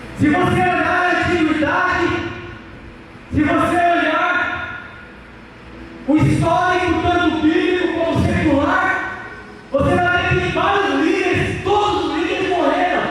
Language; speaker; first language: Portuguese; native; Portuguese